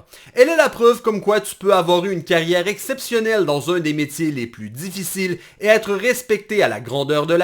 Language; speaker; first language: French; native; French